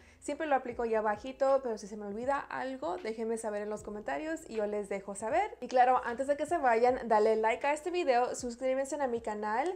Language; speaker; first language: Spanish; early bilingual, heritage; Spanish